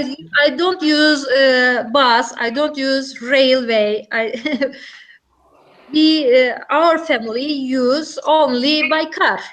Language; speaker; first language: English; non-native, learner; Turkish